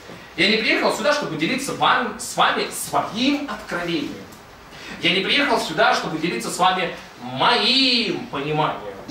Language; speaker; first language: Russian; native; Russian